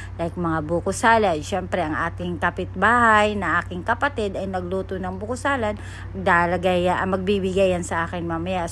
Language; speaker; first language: Filipino; non-native, local second language; Cebuano